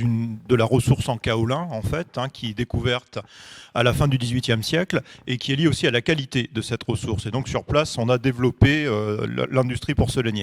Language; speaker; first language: French; native; French